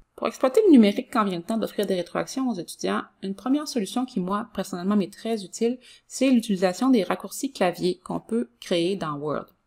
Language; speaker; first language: French; native; French